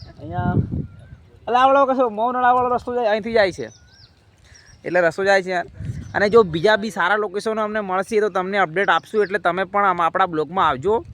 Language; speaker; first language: Gujarati; non-native, local second language; Bhili